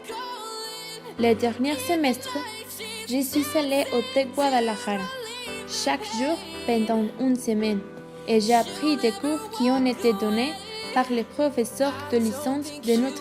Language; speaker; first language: French; non-native, learner; Spanish